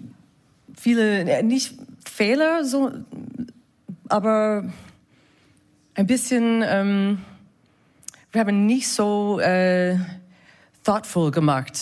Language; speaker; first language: German; non-native, fluent; English